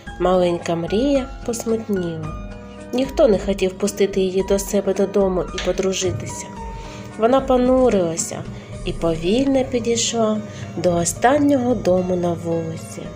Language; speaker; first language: Ukrainian; native; Ukrainian